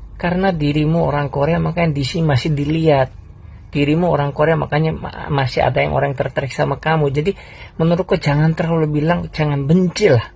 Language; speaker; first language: Indonesian; non-native, fluent; Korean